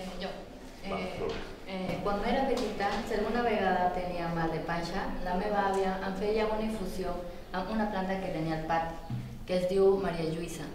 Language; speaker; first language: Catalan; non-native, learner; Spanish